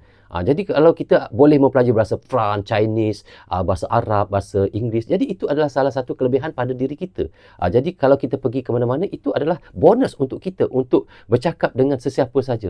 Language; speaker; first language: Malay; native; Malay